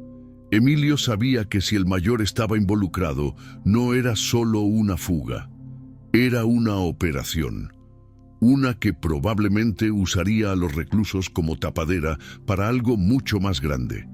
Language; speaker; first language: Spanish; native; Spanish